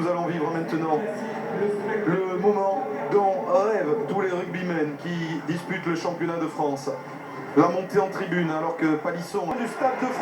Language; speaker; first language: French; native; French